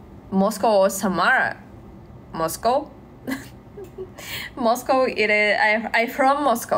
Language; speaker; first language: English; non-native, learner; Russian